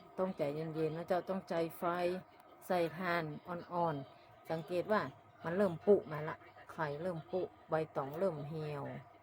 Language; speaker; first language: Thai; native; Thai